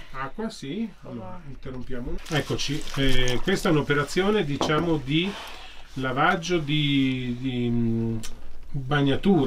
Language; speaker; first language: Italian; native; Italian